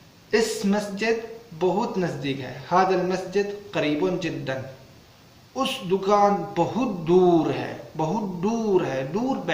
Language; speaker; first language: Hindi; non-native, learner; Arabic